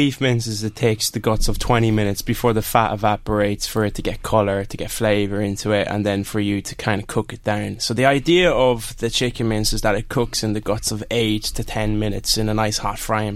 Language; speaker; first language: English; native; English